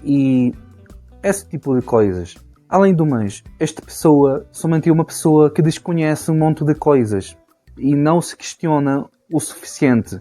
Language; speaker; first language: Portuguese; non-native, fluent; Spanish